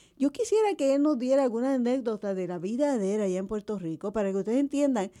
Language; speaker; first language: Spanish; native; Spanish